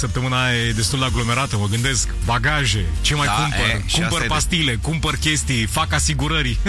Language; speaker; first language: Romanian; native; Romanian